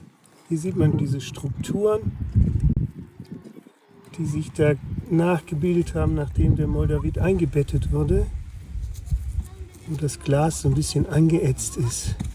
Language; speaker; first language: German; native; German